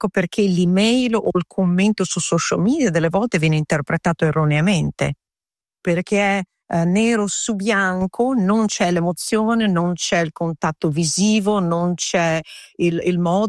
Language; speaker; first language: Italian; early bilingual, heritage; Italian